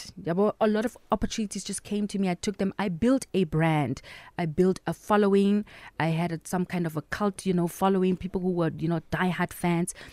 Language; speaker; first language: English; non-native, local second language; Southern Sotho